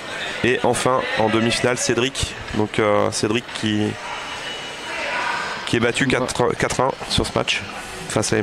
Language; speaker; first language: French; native; French